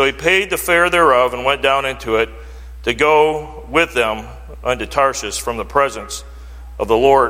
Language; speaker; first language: English; native; English